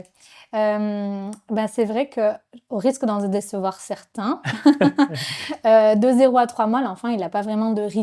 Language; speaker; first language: French; native; French